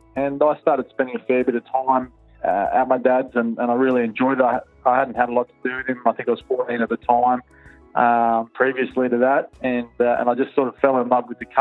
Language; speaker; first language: English; native; English